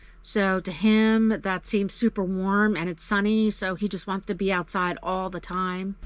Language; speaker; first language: English; native; English